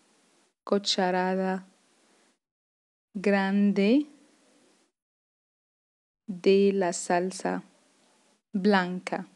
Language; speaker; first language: Spanish; non-native, fluent; Arabic